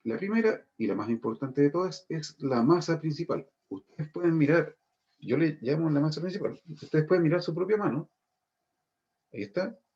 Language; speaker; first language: Spanish; native; Spanish